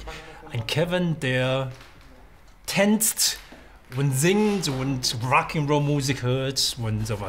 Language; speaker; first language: German; non-native, fluent; Chinese